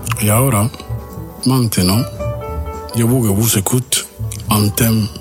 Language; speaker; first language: French; non-native, fluent; Spanish